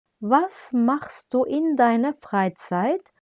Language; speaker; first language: German; non-native, fluent; Turkish